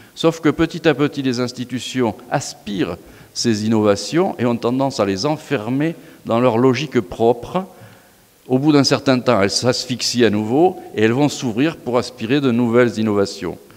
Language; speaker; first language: French; native; French